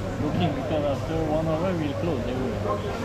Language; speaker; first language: English; non-native, learner; Turkish